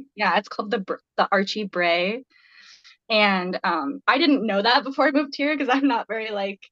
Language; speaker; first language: English; native; English